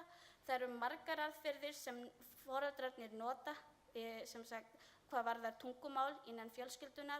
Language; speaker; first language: Icelandic; non-native, learner; Filipino